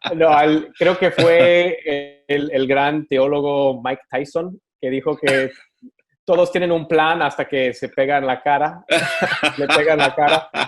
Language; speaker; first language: Spanish; early bilingual, other home language; English